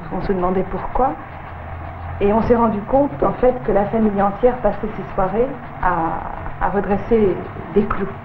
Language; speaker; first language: French; native; French